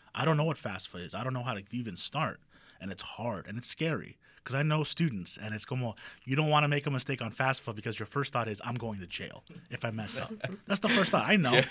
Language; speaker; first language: English; early bilingual, other home language; Spanish